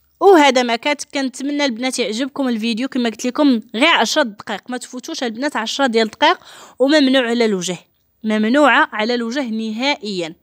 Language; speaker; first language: Arabic; native; Arabic